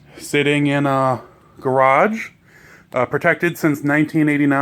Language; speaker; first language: English; native; English